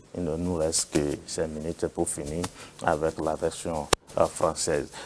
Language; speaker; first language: French; non-native, local second language; Yoruba